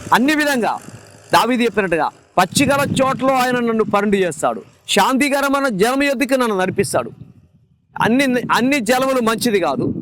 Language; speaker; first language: Telugu; non-native, fluent; Malayalam